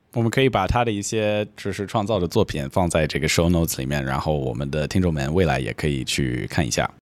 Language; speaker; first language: Chinese; non-native, fluent; English